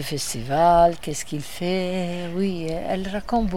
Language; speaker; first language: French; non-native, learner; Italian